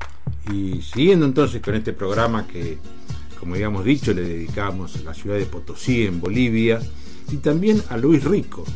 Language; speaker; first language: Spanish; native; Spanish